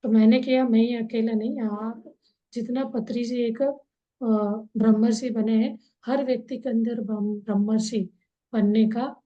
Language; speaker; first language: Hindi; non-native, local second language; Kannada